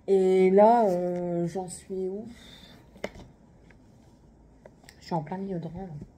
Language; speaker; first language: French; native; French